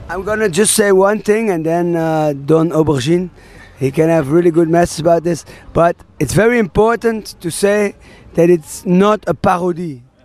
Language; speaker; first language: English; non-native, fluent; German